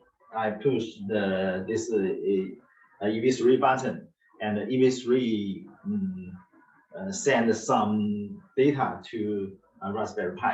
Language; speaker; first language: English; non-native, learner; Chinese